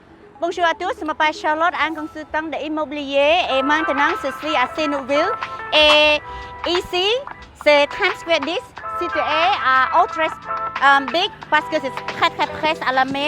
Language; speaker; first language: French; non-native, learner; Khmer